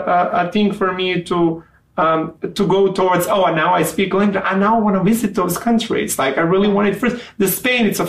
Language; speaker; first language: English; non-native, fluent; Serbian